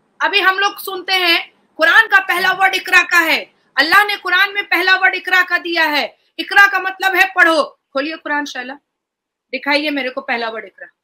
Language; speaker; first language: Hindi; native; Hindi